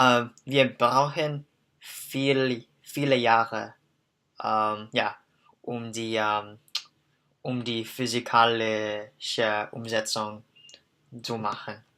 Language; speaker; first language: German; non-native, learner; English